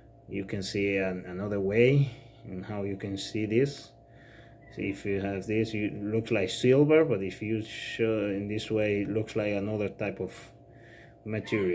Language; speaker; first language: English; non-native, fluent; Spanish